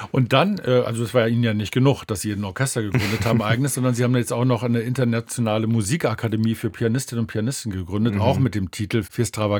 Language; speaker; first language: German; native; German